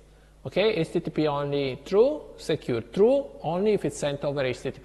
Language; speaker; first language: English; non-native, fluent; Italian